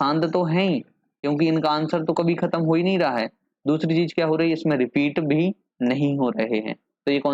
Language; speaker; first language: Hindi; native; Hindi